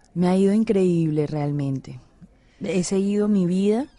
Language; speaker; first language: Spanish; native; Spanish